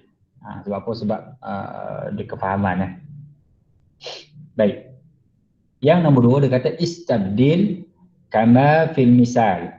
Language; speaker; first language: Malay; native; Malay